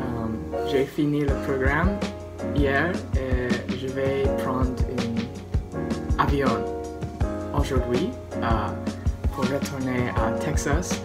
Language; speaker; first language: French; non-native, learner; English